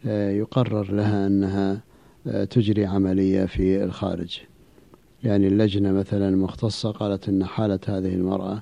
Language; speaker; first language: Arabic; native; Arabic